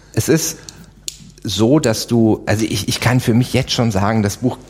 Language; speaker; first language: German; native; German